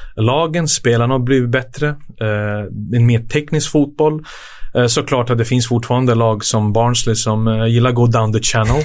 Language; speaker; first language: Swedish; early bilingual, other home language; Serbian